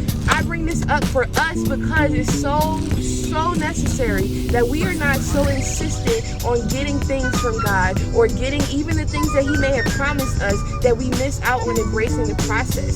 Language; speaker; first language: English; native; English